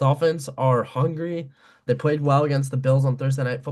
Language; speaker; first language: English; native; English